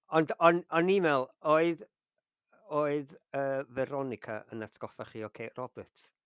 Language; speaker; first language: Welsh; native; Welsh